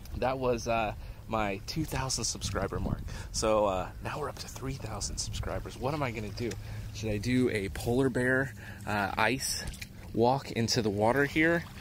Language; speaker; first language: English; native; English